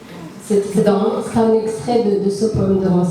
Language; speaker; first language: French; non-native, local second language; Rundi